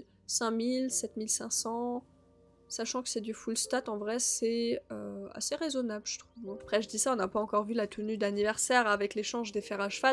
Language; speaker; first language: French; native; French